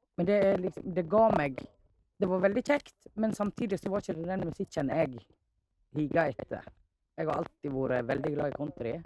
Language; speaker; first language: Norwegian; native; Norwegian